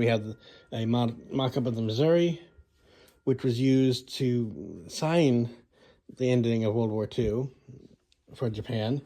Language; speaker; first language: English; native; English